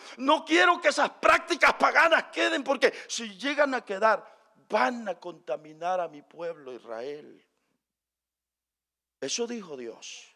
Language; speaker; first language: Spanish; native; Spanish